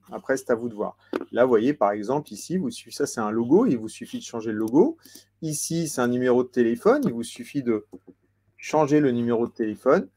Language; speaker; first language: French; native; French